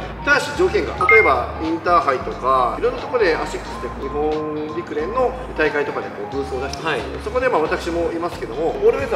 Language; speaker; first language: Japanese; native; Japanese